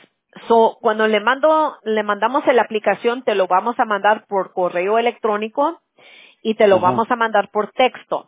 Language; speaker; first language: Spanish; early bilingual, heritage; English